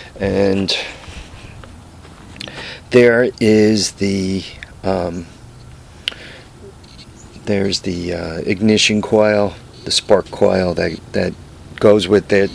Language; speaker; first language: English; native; English